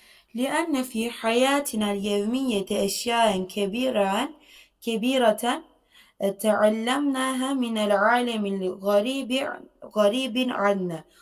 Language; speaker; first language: Arabic; non-native, learner; Turkish